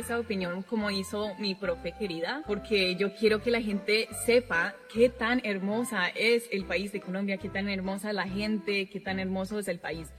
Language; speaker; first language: Spanish; non-native, fluent; English